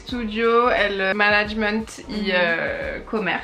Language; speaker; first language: Spanish; non-native, learner; French